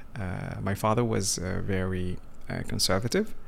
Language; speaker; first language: English; non-native, fluent; Arabic